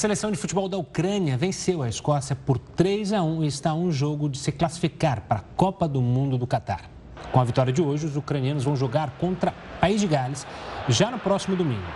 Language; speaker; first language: Portuguese; native; Portuguese